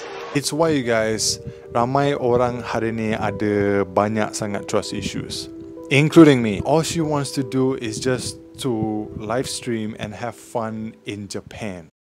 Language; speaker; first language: English; non-native, local second language; Malay